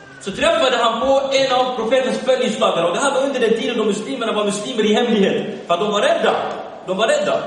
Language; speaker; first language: Swedish; early bilingual, other home language; Arabic